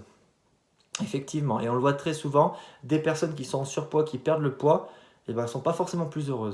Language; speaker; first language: French; native; French